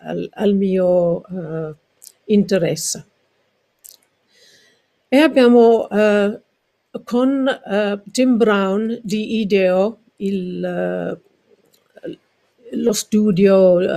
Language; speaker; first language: Italian; non-native, fluent; English